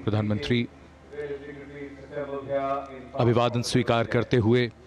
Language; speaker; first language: Hindi; native; Hindi